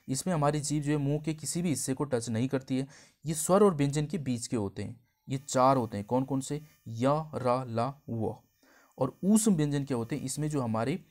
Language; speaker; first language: Hindi; native; Hindi